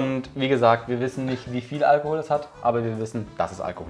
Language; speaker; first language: German; native; German